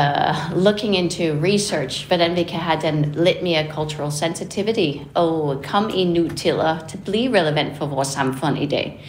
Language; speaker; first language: Danish; non-native, fluent; English